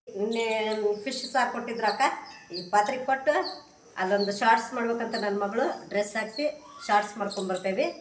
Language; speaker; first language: Kannada; non-native, local second language; Lambadi